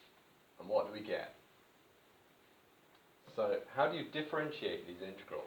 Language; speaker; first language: English; native; English